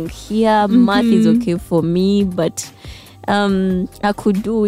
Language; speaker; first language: English; non-native, local second language; Ganda